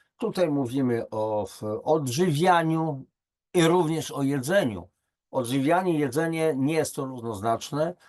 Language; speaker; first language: Polish; native; Polish